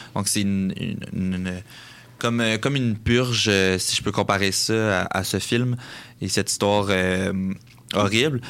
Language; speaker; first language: French; native; French